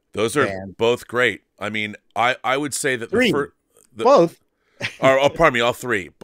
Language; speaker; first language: English; native; English